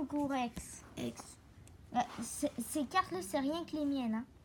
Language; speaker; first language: French; native; French